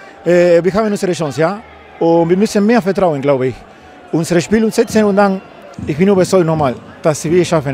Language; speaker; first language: German; non-native, fluent; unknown